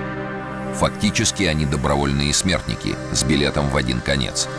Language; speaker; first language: Russian; native; Russian